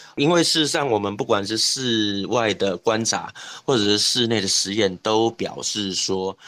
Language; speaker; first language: Chinese; native; Chinese